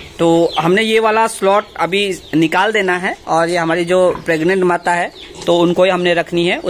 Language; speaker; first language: Hindi; non-native, local second language; Assamese